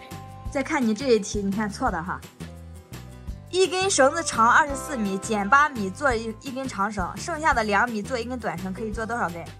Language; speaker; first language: Chinese; native; Chinese